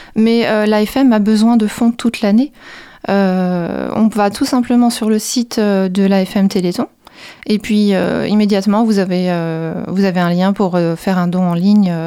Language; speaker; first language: French; native; French